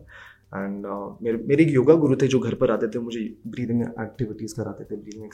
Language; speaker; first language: English; non-native, local second language; Hindi